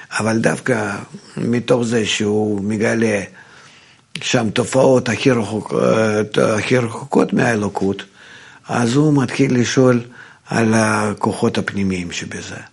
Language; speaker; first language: Hebrew; non-native, fluent; Russian